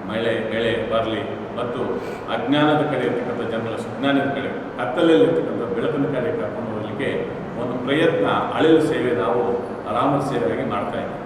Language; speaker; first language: Kannada; native; Kannada